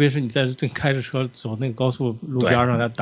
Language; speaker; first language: Chinese; native; Chinese